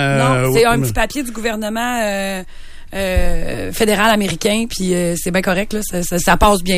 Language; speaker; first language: French; native; French